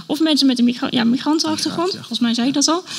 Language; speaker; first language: Dutch; native; Dutch